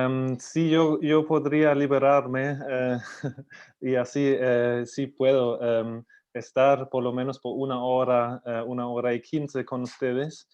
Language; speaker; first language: Spanish; non-native, fluent; German